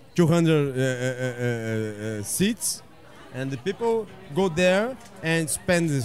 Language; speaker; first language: English; non-native, fluent; Portuguese